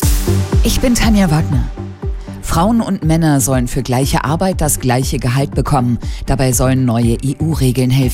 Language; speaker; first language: German; native; German